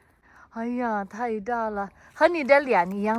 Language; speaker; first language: Chinese; non-native, learner; Filipino